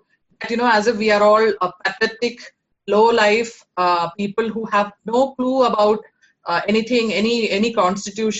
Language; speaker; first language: English; non-native, local second language; Malayalam